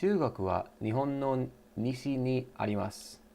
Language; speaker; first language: Japanese; non-native, learner; English